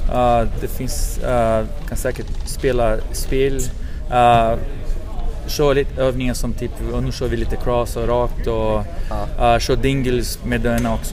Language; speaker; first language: Swedish; non-native, fluent; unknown